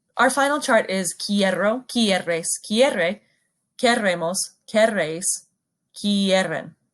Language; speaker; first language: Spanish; non-native, fluent; English